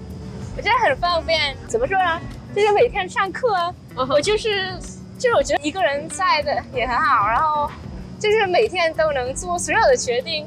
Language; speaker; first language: Chinese; non-native, fluent; Vietnamese